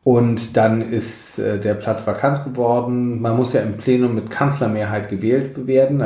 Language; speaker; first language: German; native; German